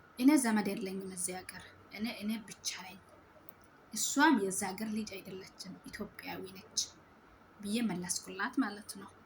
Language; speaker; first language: Amharic; native; Amharic